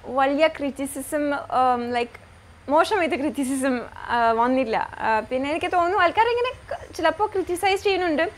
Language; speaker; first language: Malayalam; non-native, fluent; French